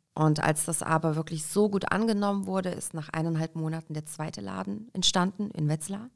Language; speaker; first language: German; early bilingual, other home language; Russian